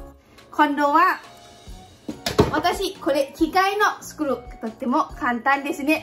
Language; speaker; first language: Japanese; non-native, learner; Lao